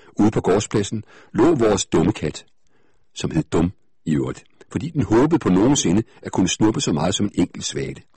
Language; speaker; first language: Danish; native; Danish